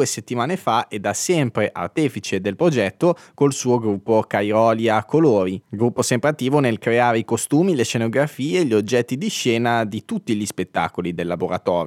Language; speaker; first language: Italian; native; Italian